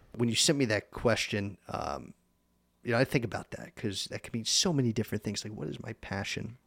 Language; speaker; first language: English; native; English